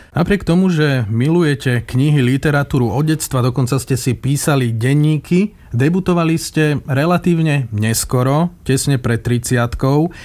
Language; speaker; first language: Slovak; native; Slovak